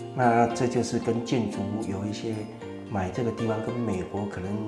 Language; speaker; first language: Chinese; native; Chinese